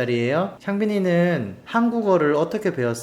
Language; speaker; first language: Korean; native; Korean